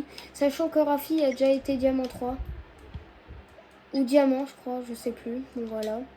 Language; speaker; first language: French; native; French